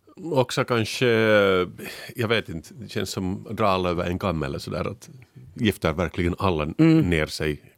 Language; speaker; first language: Swedish; native; Swedish